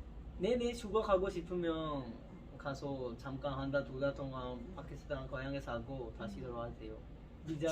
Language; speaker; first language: Korean; non-native, learner; Urdu